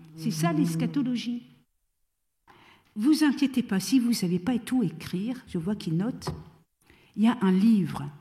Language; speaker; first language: French; native; French